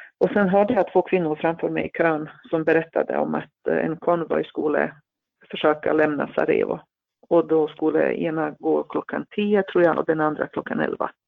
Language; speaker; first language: Swedish; non-native, fluent; Bosnian